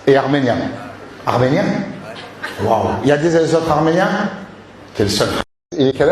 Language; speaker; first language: French; native; French